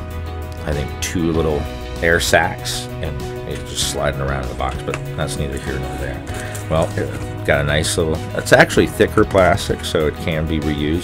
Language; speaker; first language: English; native; English